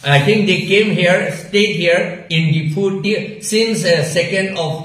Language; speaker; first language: English; non-native, local second language; Assamese